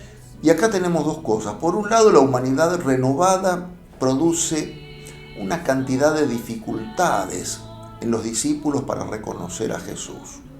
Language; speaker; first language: Spanish; native; Spanish